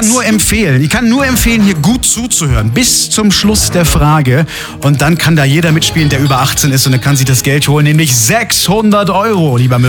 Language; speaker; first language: German; native; German